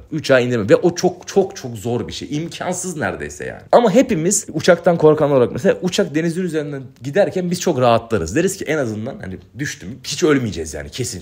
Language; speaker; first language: Turkish; native; Turkish